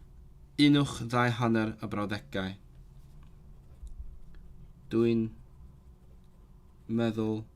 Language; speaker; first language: Welsh; non-native, learner; Cantonese